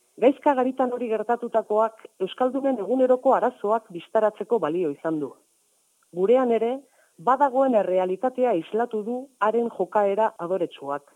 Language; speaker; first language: Basque; native; Basque